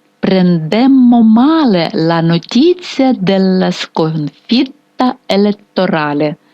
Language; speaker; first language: Italian; non-native, fluent; Ukrainian